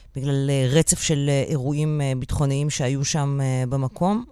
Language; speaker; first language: Hebrew; native; Hebrew